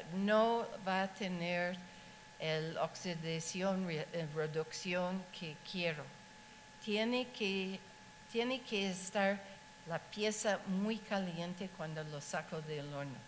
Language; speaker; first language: Spanish; non-native, fluent; English